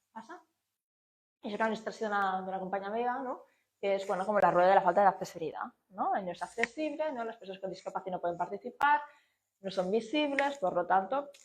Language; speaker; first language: Catalan; non-native, local second language; Spanish